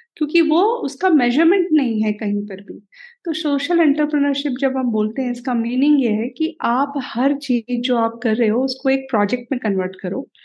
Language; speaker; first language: Hindi; native; Hindi